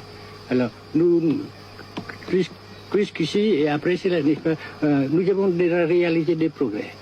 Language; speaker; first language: French; non-native, fluent; Vietnamese